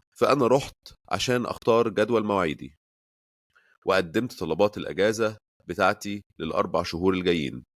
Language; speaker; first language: Egyptian Arabic; native; Egyptian Arabic